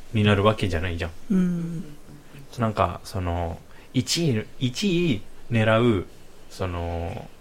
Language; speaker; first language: Japanese; non-native, fluent; Indonesian